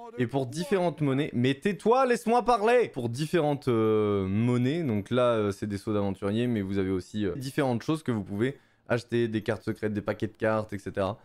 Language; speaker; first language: French; native; French